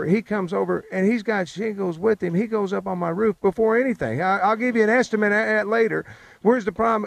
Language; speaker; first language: English; native; English